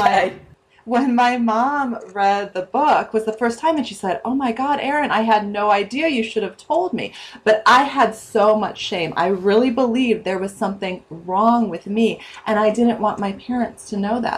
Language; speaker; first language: English; native; English